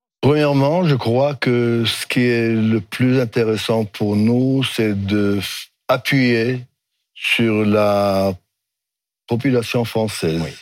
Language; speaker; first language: French; non-native, fluent; Hebrew